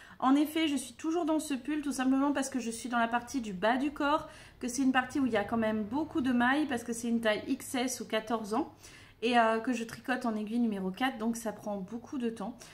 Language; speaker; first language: French; native; French